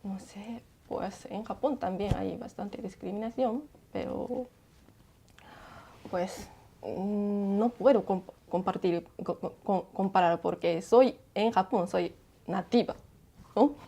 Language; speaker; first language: Spanish; non-native, learner; Japanese